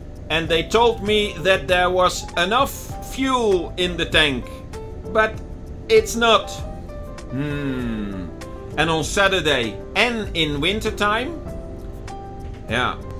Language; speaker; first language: English; non-native, fluent; Dutch